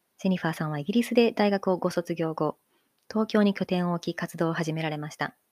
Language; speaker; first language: Japanese; native; Japanese